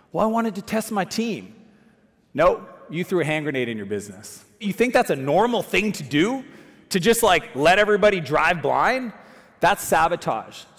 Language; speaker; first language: English; native; English